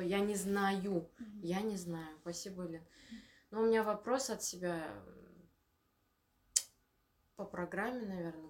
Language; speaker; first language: Russian; native; Russian